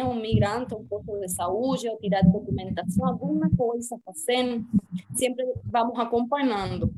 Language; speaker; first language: Portuguese; non-native, fluent; Spanish